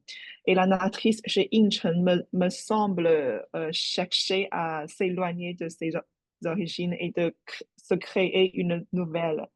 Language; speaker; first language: French; non-native, fluent; Chinese